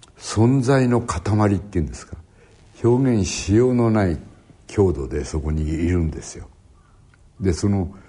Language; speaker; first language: Japanese; native; Japanese